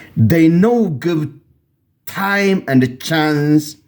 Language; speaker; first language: English; non-native, learner; Amharic